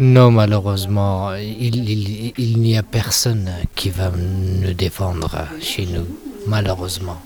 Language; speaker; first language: French; non-native, learner; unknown